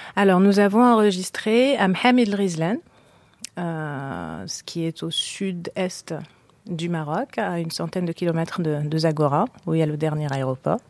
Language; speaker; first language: French; non-native, local second language; Arabic